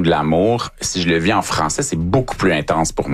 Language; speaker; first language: French; native; French